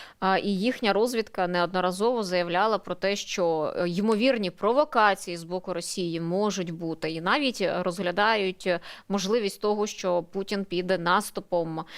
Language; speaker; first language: Ukrainian; native; Ukrainian